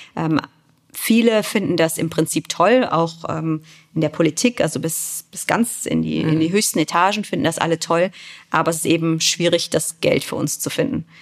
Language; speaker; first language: German; native; German